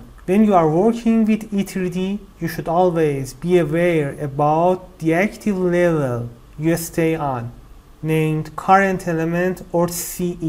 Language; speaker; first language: English; non-native, fluent; Persian